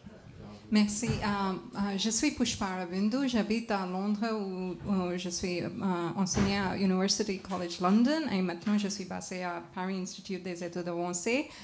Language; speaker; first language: French; non-native, learner; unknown